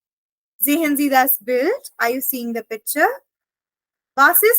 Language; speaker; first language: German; non-native, fluent; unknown